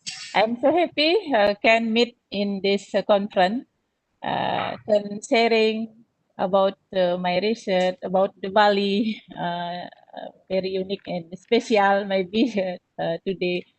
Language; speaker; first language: English; non-native, learner; Indonesian